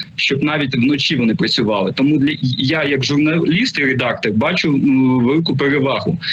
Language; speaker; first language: Ukrainian; non-native, local second language; Russian